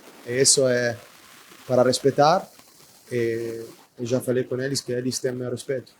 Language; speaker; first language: Portuguese; non-native, fluent; Italian